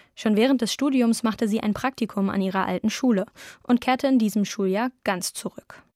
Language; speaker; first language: German; native; German